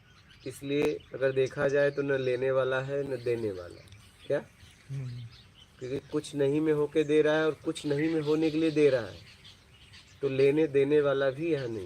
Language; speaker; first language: Hindi; native; Hindi